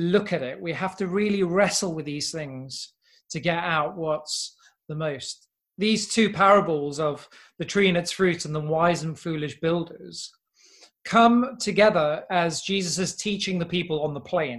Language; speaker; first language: English; native; English